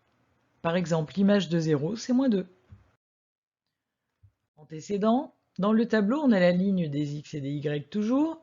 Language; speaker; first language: French; native; French